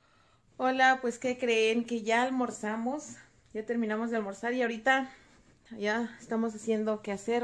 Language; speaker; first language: Spanish; native; Spanish